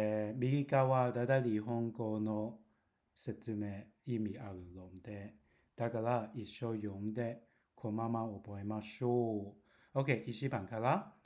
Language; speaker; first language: Japanese; non-native, learner; Cantonese